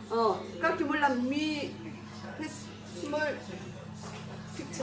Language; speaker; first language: English; non-native, learner; Korean